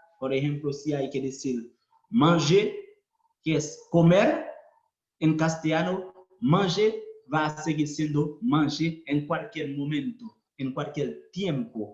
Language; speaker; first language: Spanish; non-native, fluent; Haitian Creole